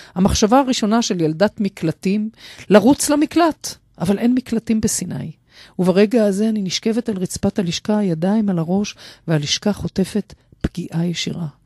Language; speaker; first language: Hebrew; native; Hebrew